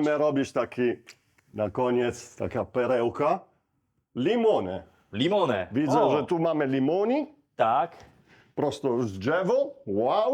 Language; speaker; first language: Polish; non-native, learner; Italian